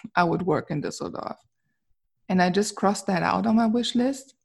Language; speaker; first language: English; non-native, fluent; German